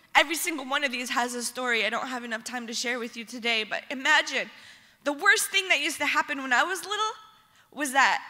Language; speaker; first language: English; native; English